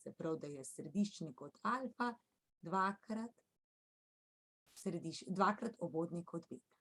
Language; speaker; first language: Slovenian; native; Slovenian